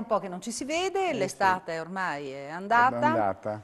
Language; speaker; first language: Italian; native; Italian